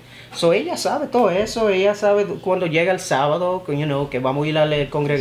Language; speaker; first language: Spanish; early bilingual, heritage; Spanish